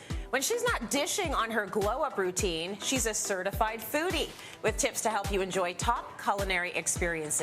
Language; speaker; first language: English; native; English